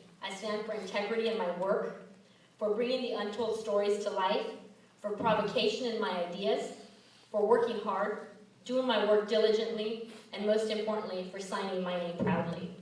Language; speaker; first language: English; early bilingual, other home language; Spanish